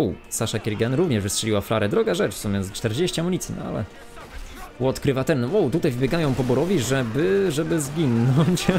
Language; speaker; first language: Polish; native; Polish